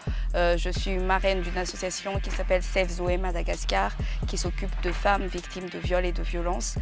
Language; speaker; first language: French; non-native, local second language; Malagasy